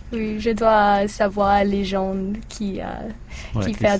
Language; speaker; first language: French; non-native, learner; English